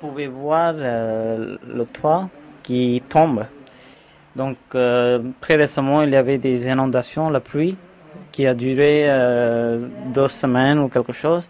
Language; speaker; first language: French; non-native, fluent; Tamil